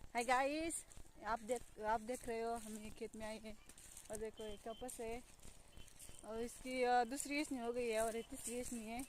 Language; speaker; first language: Hindi; non-native, local second language; Marathi